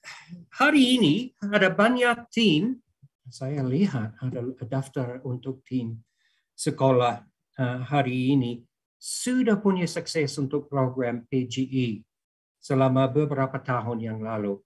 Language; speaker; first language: Indonesian; non-native, fluent; English